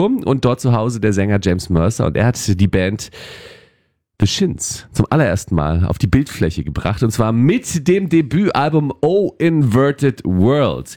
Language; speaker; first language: German; native; German